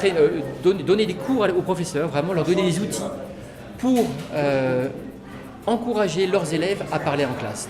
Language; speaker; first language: French; native; French